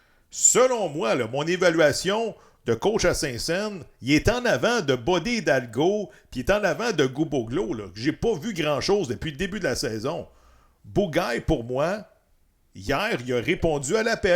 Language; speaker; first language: French; native; French